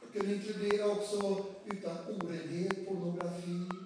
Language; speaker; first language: Swedish; non-native, fluent; Portuguese